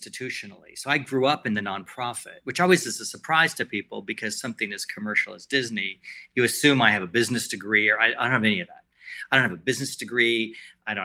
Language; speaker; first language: English; native; English